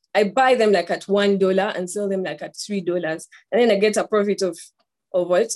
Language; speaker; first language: English; non-native, local second language; Ganda